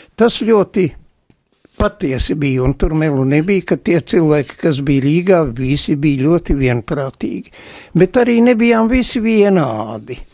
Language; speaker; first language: Latvian; native; Latvian